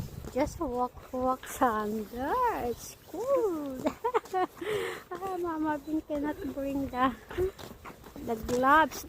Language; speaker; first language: English; non-native, learner; Filipino